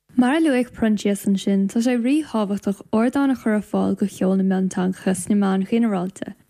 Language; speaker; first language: Irish; native; Irish